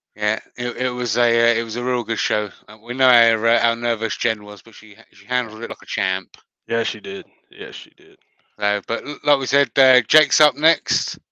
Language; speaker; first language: English; native; English